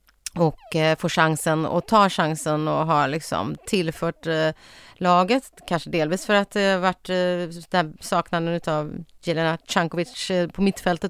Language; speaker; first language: Swedish; native; Swedish